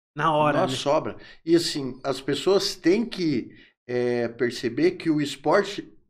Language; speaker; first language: Portuguese; native; Portuguese